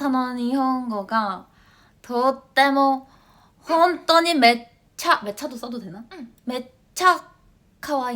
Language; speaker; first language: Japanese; non-native, learner; Korean